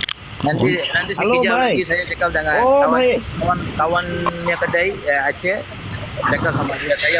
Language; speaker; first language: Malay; non-native, learner; Rohingya